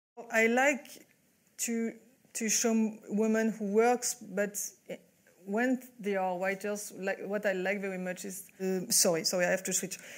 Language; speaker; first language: English; non-native, fluent; French